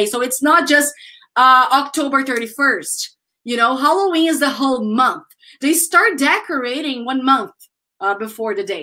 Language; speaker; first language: English; non-native, fluent; Portuguese